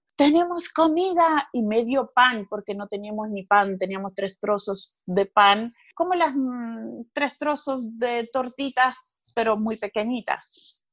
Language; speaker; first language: Spanish; non-native, fluent; Georgian